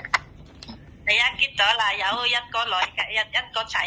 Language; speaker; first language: Cantonese; non-native, learner; Indonesian